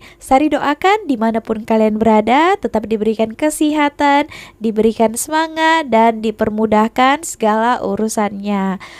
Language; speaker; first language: Indonesian; native; Indonesian